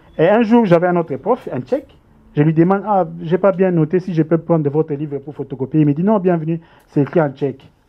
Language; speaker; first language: French; non-native, local second language; Lingala